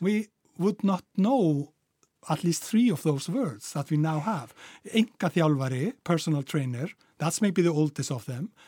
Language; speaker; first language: English; non-native, fluent; Icelandic